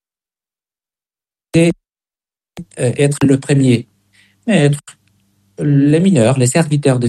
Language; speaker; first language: French; non-native, fluent; Spanish